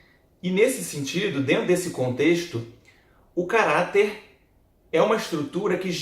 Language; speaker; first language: Portuguese; native; Portuguese